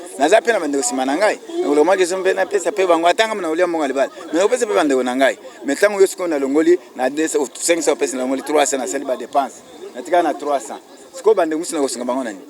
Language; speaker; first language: Lingala; non-native, local second language; Luba-Lulua